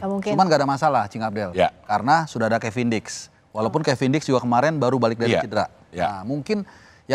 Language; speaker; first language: Indonesian; native; Indonesian